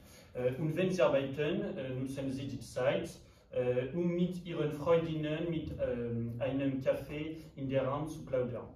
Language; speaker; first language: German; non-native, learner; French